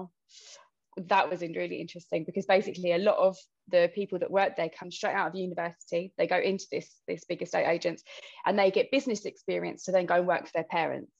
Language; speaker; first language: English; native; English